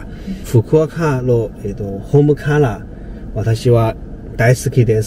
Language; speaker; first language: Japanese; non-native, learner; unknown